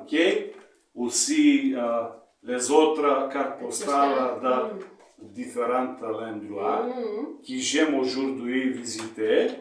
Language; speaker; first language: French; non-native, learner; Macedonian